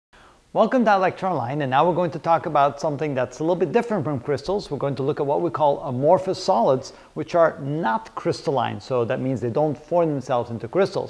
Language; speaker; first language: English; non-native, fluent; Dutch